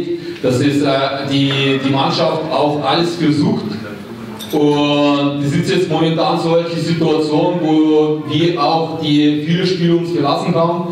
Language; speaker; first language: German; non-native, fluent; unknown